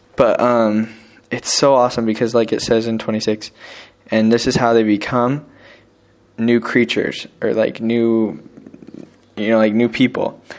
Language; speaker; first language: English; native; English